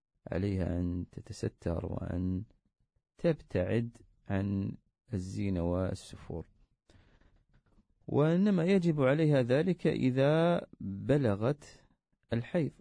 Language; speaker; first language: Arabic; native; Arabic